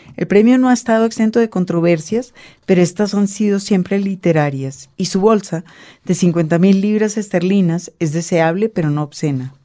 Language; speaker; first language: Spanish; native; Spanish